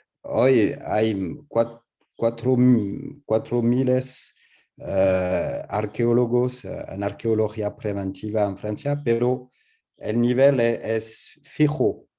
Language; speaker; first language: Spanish; non-native, learner; French